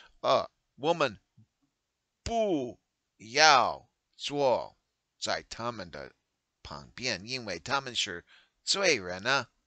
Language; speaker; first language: Chinese; non-native, learner; English